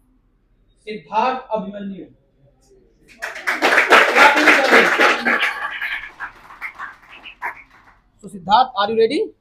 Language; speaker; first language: English; non-native, fluent; Hindi